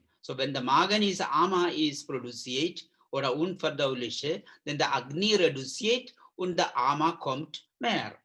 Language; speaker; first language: German; non-native, learner; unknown